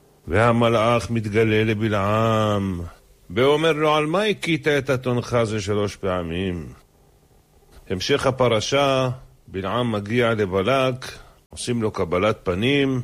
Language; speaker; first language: Hebrew; native; Hebrew